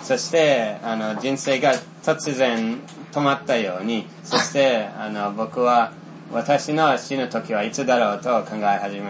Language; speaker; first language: Japanese; non-native, fluent; Finnish